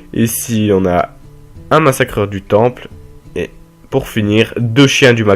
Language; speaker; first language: French; native; French